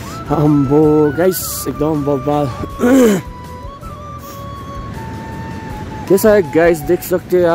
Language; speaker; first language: Hindi; non-native, local second language; Nepali